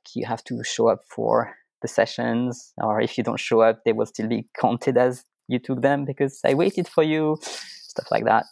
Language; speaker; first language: English; non-native, fluent; French